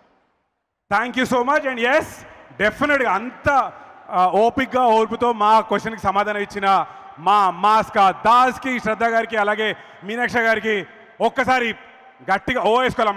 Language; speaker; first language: Telugu; native; Telugu